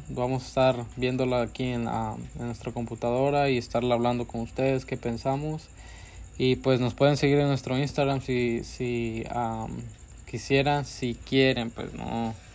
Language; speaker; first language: Spanish; early bilingual, heritage; Spanish